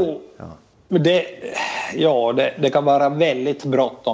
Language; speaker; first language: Swedish; non-native, fluent; Finnish